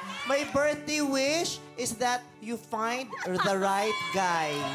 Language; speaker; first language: English; non-native, local second language; Filipino